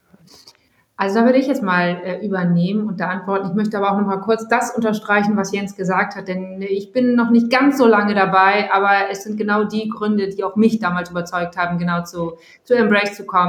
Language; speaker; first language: German; native; German